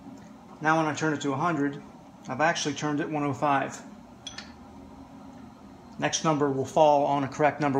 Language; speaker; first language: English; native; English